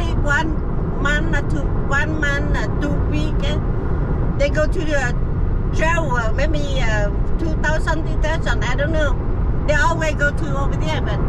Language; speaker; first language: English; non-native, learner; Vietnamese